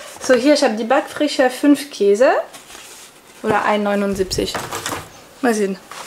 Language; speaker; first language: German; non-native, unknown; French